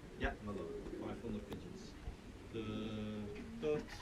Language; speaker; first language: English; non-native, learner; Dutch